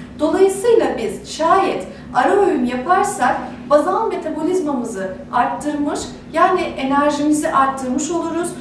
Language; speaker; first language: Turkish; native; Turkish